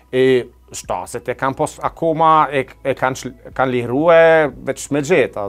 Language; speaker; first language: Albanian; non-native, fluent; German